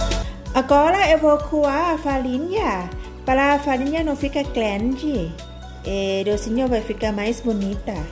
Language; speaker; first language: Portuguese; non-native, learner; Thai